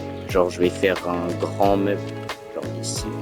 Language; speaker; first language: French; native; French